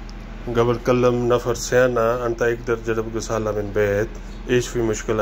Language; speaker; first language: Arabic; non-native, learner; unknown